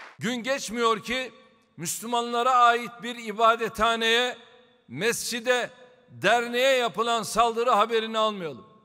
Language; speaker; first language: Turkish; native; Turkish